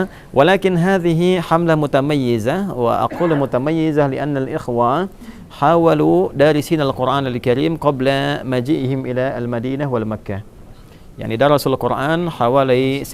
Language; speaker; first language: Arabic; non-native, fluent; Indonesian